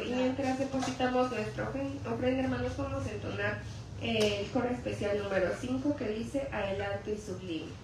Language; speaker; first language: Spanish; native; Spanish